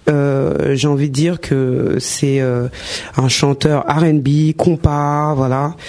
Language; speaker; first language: French; early bilingual, other home language; Wolof